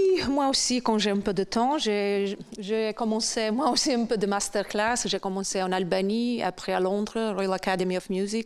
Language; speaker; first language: French; non-native, fluent; Albanian